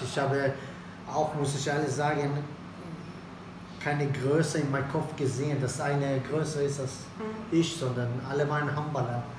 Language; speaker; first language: German; non-native, fluent; Swedish